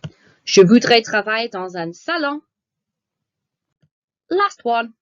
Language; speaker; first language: French; non-native, fluent; English